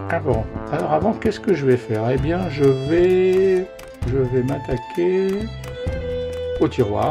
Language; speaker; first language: French; native; French